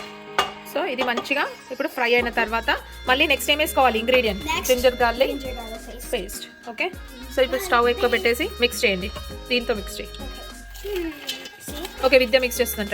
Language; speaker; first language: Telugu; native; Telugu